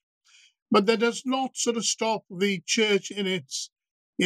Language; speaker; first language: English; native; English